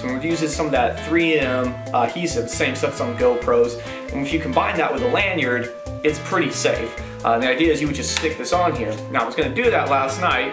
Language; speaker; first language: English; native; English